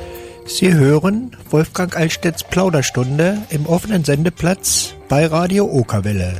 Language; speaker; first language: German; native; German